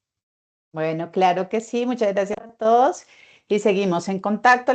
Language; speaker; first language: Spanish; native; Spanish